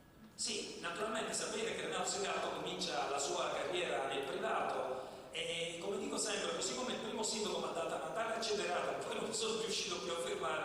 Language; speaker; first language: Italian; native; Italian